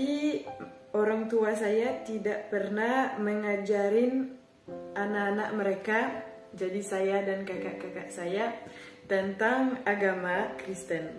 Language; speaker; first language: Indonesian; non-native, fluent; French